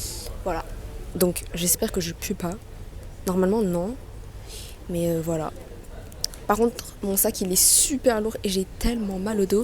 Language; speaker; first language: French; native; French